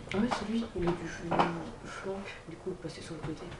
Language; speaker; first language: French; native; French